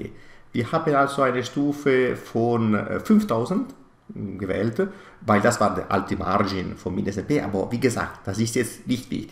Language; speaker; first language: German; non-native, fluent; Italian